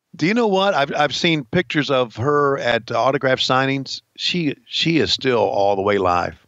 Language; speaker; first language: English; native; English